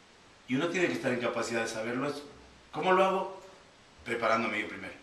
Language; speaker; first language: Spanish; native; Spanish